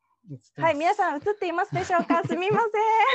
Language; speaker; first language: Japanese; native; Japanese